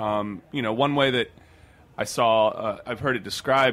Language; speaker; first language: English; native; English